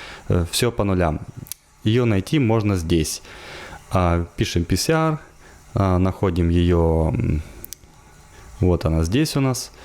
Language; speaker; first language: Russian; native; Russian